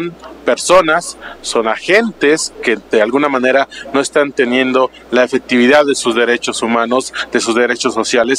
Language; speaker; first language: Spanish; native; Spanish